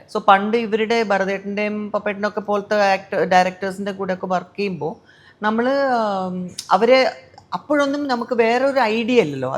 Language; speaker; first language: Malayalam; non-native, local second language; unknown